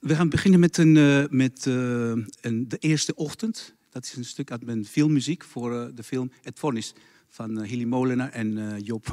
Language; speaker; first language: Dutch; non-native, fluent; Spanish